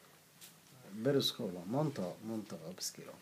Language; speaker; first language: Finnish; non-native, learner; Somali